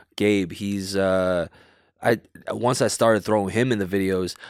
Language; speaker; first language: English; early bilingual, other home language; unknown